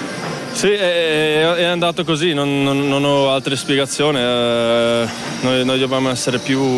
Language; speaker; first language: Italian; non-native, fluent; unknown